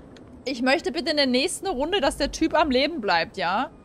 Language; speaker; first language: German; native; German